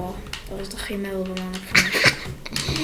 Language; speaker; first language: Welsh; native; Welsh